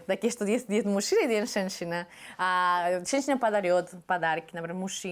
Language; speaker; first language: Russian; non-native, fluent; Spanish